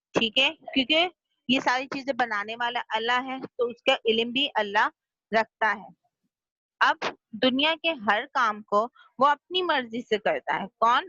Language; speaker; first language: Urdu; native; Urdu